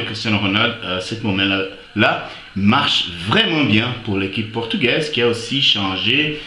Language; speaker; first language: French; non-native, fluent; Portuguese